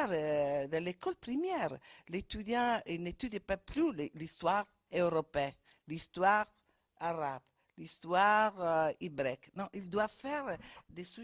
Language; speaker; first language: French; non-native, fluent; Italian